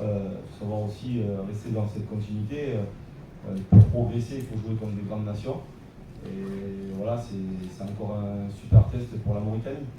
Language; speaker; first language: French; native; French